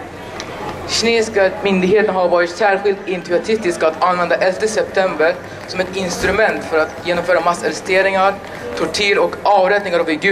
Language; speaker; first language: Swedish; non-native, learner; Uyghur